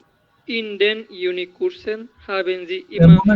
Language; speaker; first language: German; non-native, learner; Bangla